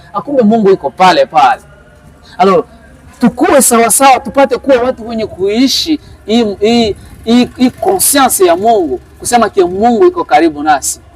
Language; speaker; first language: Swahili; native; Swahili